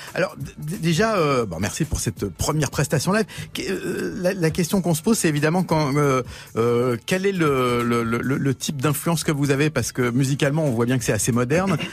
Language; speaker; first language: French; native; French